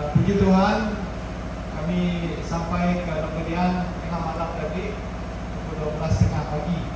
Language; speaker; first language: Malay; non-native, local second language; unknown